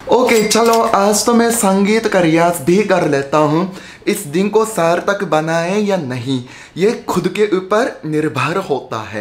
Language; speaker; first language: Hindi; non-native, fluent; Japanese